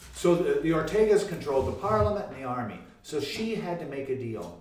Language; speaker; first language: English; native; English